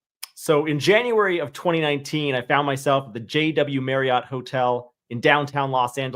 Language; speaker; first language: English; native; English